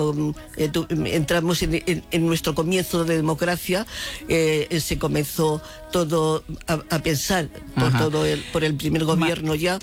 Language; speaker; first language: Spanish; native; Spanish